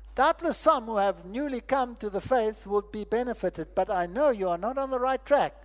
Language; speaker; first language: English; non-native, local second language; Afrikaans